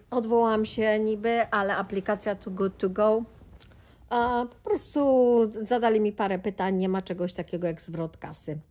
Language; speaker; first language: Polish; native; Polish